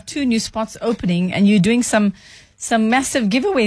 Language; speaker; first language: English; native; English